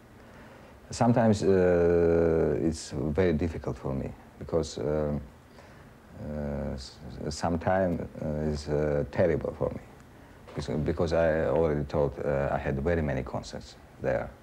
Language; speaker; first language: English; non-native, learner; Russian